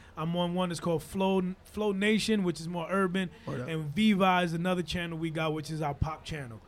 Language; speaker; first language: English; non-native, fluent; Spanish